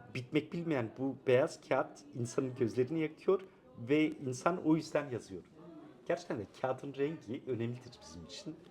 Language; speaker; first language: Turkish; non-native, local second language; Kurdish